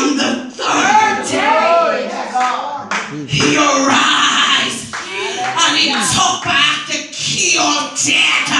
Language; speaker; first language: English; native; English